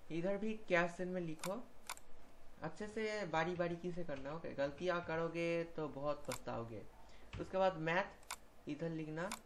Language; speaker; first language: Hindi; non-native, local second language; Bangla